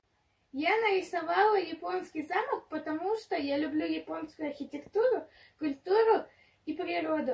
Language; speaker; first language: Russian; native; Russian